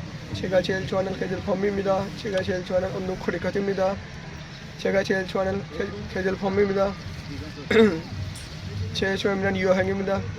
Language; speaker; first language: Korean; non-native, learner; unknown